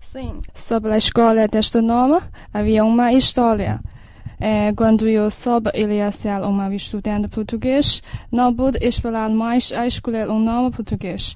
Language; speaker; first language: Portuguese; non-native, learner; Chinese